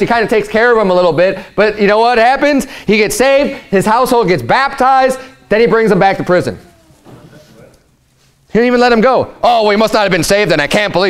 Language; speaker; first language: English; native; English